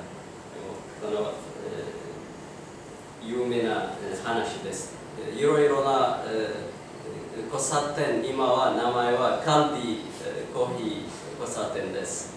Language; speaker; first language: Japanese; non-native, learner; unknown